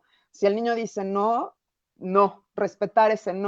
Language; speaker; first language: Spanish; native; Spanish